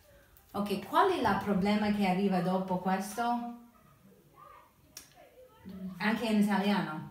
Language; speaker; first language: Italian; non-native, fluent; English